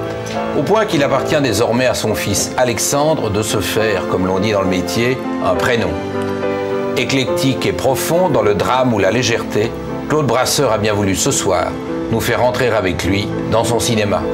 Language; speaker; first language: French; native; French